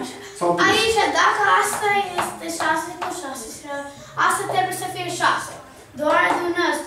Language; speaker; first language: Romanian; early bilingual, heritage; Romanian